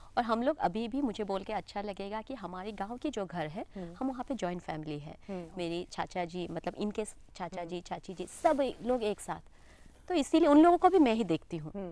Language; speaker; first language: Hindi; non-native, local second language; Assamese